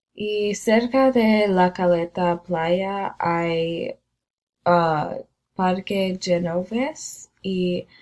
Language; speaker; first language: Spanish; non-native, learner; English